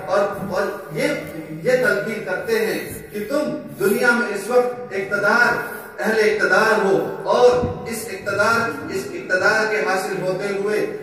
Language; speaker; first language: Urdu; native; Urdu